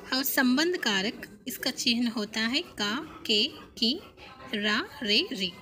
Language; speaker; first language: Hindi; non-native, local second language; Telugu